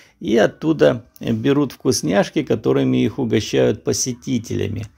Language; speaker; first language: Russian; native; Russian